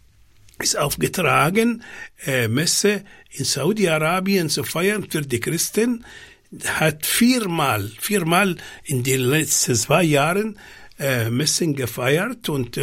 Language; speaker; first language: German; non-native, fluent; Arabic